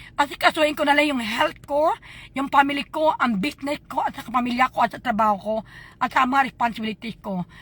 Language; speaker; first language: Filipino; non-native, local second language; Hiligaynon